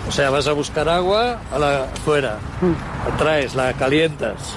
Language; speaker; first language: Spanish; native; Spanish